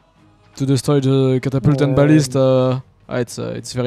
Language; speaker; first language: English; non-native, learner; French